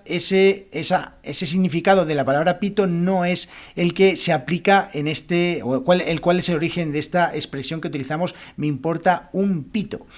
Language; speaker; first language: Spanish; native; Spanish